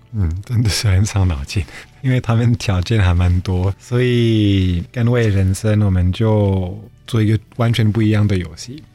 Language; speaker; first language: Chinese; non-native, fluent; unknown